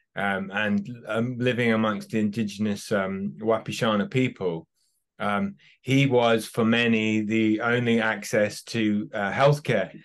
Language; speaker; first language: English; native; English